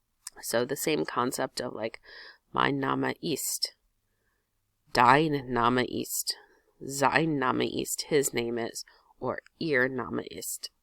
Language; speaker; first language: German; non-native, fluent; English